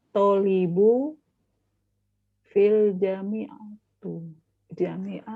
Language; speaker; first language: Arabic; non-native, learner; Indonesian